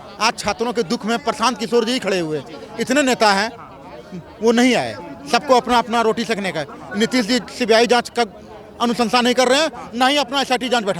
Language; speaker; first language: Hindi; native; Hindi